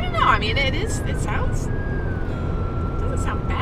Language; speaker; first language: English; native; English